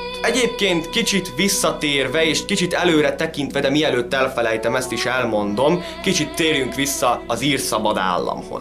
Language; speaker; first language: Hungarian; native; Hungarian